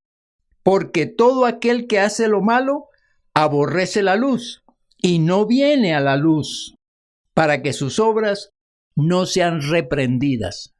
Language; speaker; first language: Spanish; native; Spanish